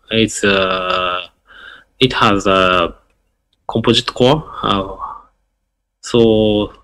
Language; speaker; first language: English; non-native, learner; Japanese